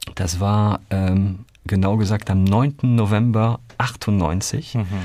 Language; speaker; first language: German; non-native, fluent; French